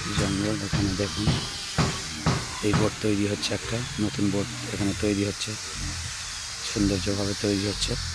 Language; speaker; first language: Bangla; native; Bangla